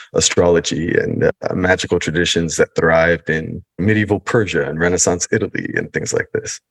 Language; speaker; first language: English; early bilingual, other home language; Spanish